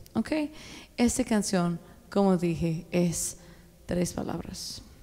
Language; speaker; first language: Spanish; non-native, learner; English